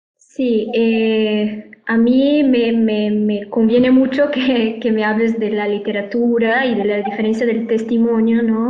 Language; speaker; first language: Spanish; non-native, fluent; Portuguese